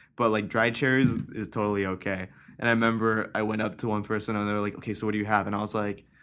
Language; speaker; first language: English; early bilingual, other home language; Persian